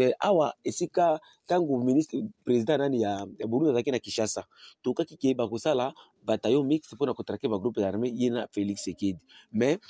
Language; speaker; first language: Lingala; non-native, local second language; Swahili